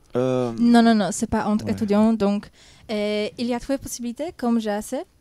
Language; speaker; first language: French; non-native, learner; Polish